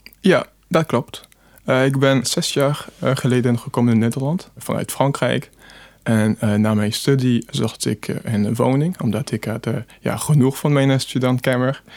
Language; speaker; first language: Dutch; non-native, fluent; French